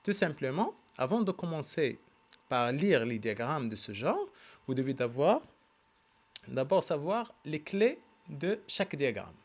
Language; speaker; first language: French; non-native, local second language; Arabic